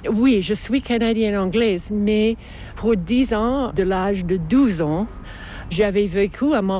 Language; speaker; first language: French; non-native, local second language; English